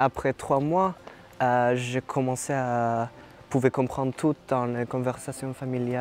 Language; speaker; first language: French; non-native, fluent; Norwegian